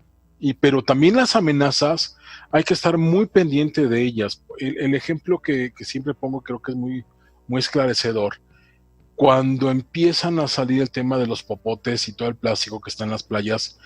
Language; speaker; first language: Spanish; native; Spanish